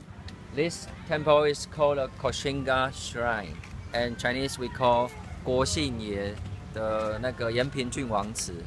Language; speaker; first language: English; non-native, fluent; Chinese